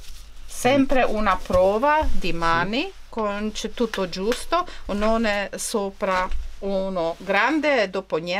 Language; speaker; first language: Italian; non-native, learner; Czech